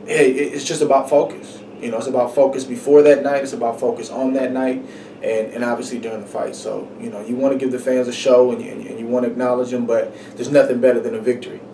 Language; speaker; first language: English; native; English